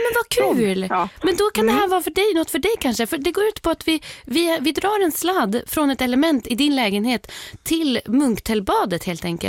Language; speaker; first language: Swedish; native; Swedish